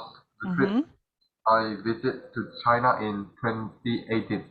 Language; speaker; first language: English; non-native, learner; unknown